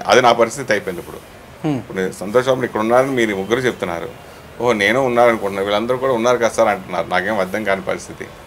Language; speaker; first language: Telugu; native; Telugu